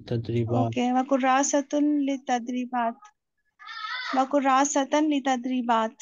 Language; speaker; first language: Arabic; non-native, learner; Urdu